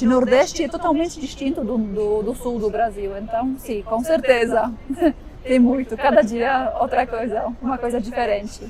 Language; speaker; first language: Portuguese; non-native, fluent; Polish